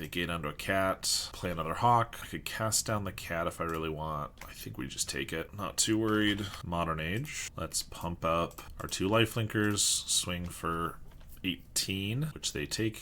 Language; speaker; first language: English; native; English